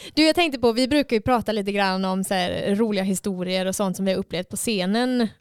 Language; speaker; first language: Swedish; native; Swedish